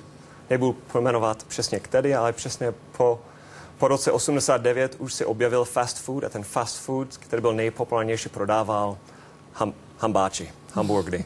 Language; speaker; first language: Czech; non-native, fluent; English